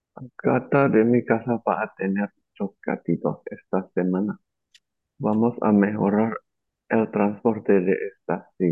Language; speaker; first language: Spanish; non-native, learner; Chinese